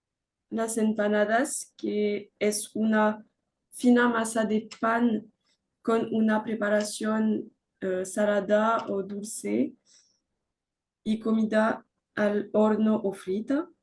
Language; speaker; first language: Spanish; non-native, learner; French